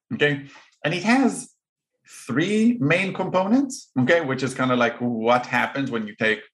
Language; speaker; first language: English; non-native, fluent; Hebrew